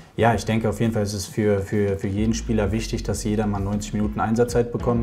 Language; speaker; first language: German; native; German